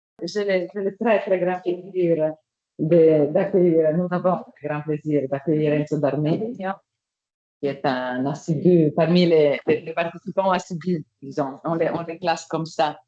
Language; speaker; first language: French; non-native, fluent; Italian